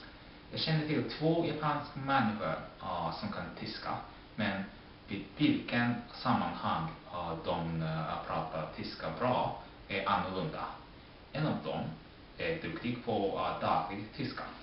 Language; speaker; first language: Swedish; non-native, fluent; Japanese